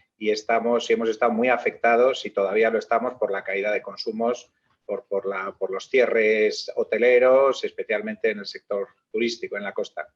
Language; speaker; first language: Spanish; native; Spanish